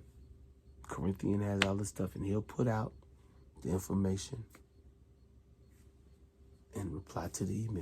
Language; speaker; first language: English; native; English